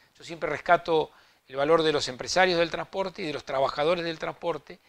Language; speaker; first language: Spanish; native; Spanish